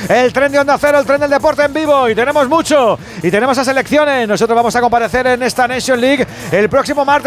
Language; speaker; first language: Spanish; native; Spanish